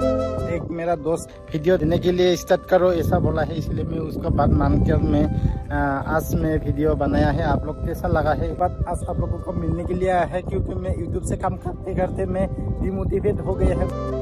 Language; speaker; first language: Hindi; non-native, learner; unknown